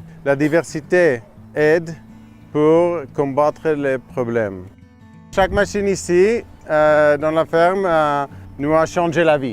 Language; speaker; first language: French; non-native, fluent; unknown